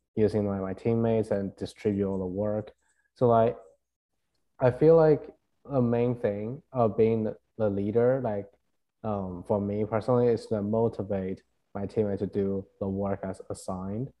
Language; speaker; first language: English; non-native, fluent; Chinese